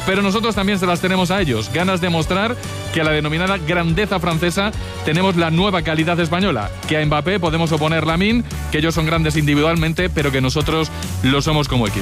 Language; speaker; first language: Spanish; native; Spanish